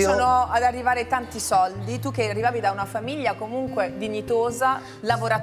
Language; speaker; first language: Italian; native; Italian